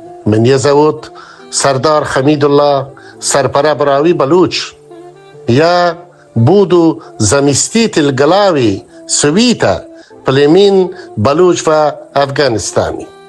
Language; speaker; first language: Russian; non-native, learner; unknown